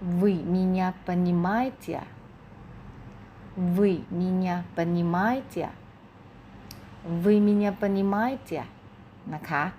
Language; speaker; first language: Russian; non-native, fluent; Thai